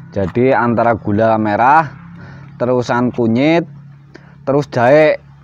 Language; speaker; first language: Indonesian; non-native, local second language; Javanese